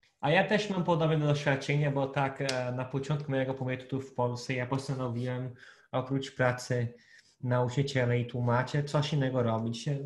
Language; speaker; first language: Polish; non-native, fluent; Portuguese